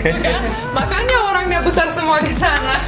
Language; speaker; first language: Indonesian; non-native, fluent; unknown